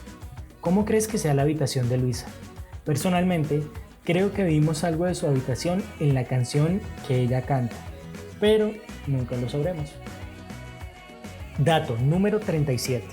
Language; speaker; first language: Spanish; native; Spanish